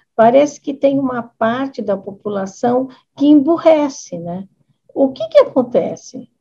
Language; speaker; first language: Portuguese; native; Portuguese